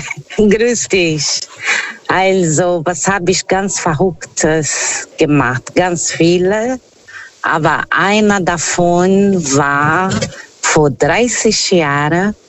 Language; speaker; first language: German; non-native, learner; Portuguese